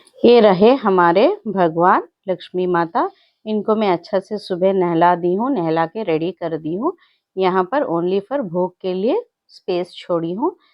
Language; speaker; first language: Hindi; non-native, local second language; Telugu